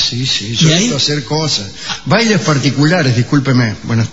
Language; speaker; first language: Spanish; native; Spanish